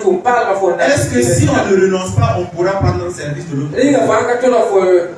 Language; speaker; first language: French; non-native, local second language; Mossi